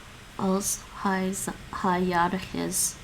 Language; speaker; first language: Dutch; non-native, learner; English